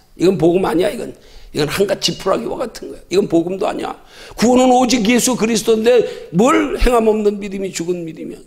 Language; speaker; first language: Korean; native; Korean